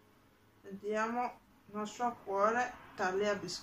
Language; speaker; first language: Italian; non-native, learner; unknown